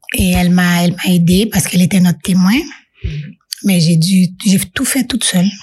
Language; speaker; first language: French; non-native, local second language; Haitian Creole